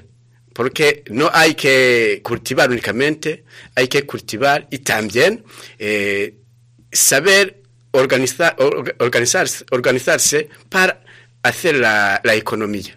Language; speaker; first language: Spanish; non-native, fluent; Rundi